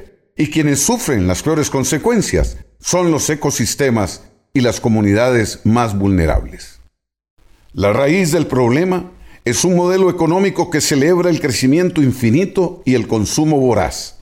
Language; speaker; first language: Spanish; native; Spanish